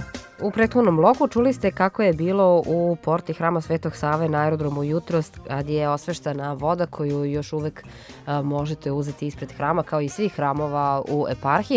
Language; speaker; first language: Serbian; native; Serbian